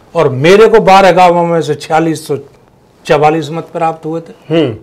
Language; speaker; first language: Hindi; native; Hindi